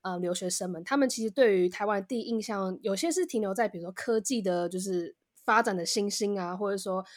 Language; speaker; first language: Chinese; native; Chinese